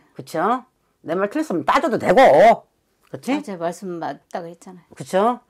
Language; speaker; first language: Korean; native; Korean